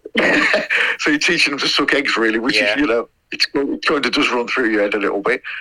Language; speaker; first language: English; native; English